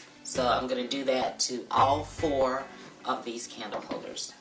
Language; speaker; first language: English; native; English